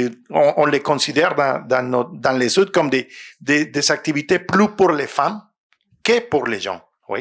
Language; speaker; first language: French; non-native, fluent; Spanish